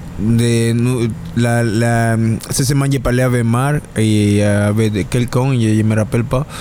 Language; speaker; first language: French; non-native, learner; Spanish